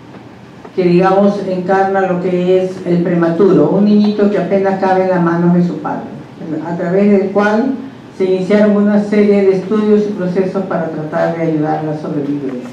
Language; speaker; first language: Spanish; native; Spanish